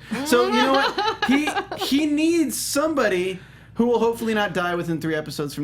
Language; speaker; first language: English; native; English